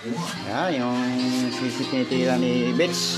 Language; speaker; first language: Filipino; native; Filipino